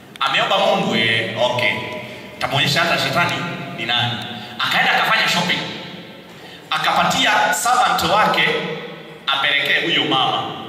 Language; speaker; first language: Swahili; non-native, local second language; Kikuyu